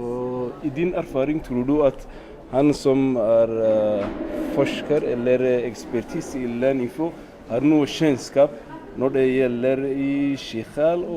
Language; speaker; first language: Norwegian; non-native, learner; Somali